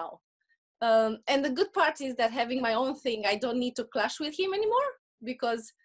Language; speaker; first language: English; non-native, fluent; Russian